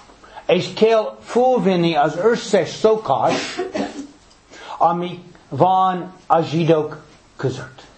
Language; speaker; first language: Hungarian; non-native, fluent; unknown